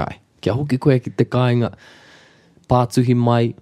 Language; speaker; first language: Māori; non-native, local second language; English